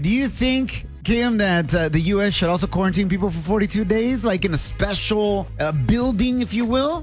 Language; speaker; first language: English; early bilingual, other home language; Spanish